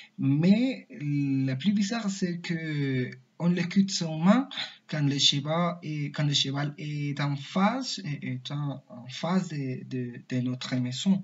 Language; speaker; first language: French; non-native, learner; Spanish